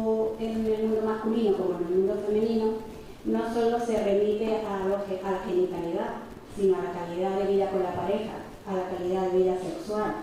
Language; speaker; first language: Spanish; native; Spanish